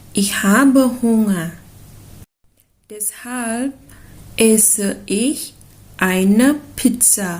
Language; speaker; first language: German; non-native, fluent; Thai